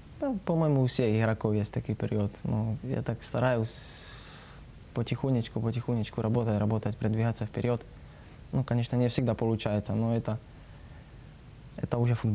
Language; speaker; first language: Russian; non-native, learner; Slovak